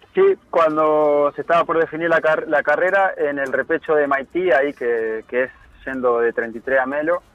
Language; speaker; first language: Spanish; native; Spanish